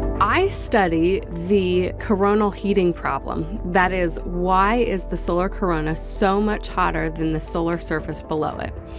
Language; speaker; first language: English; native; English